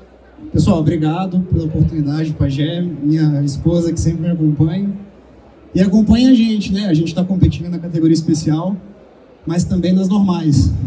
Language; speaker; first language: Portuguese; native; Portuguese